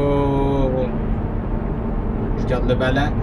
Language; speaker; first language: French; native; French